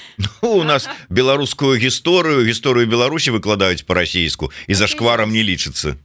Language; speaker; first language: Belarusian; non-native, local second language; Russian